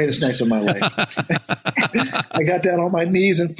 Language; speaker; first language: English; native; English